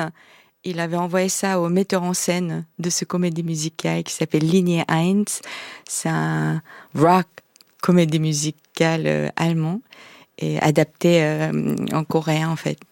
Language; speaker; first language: French; non-native, fluent; Korean